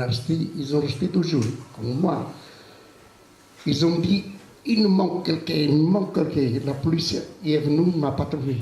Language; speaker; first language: French; non-native, fluent; Portuguese